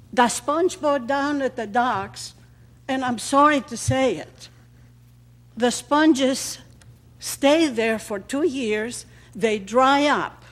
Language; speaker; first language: English; non-native, fluent; Greek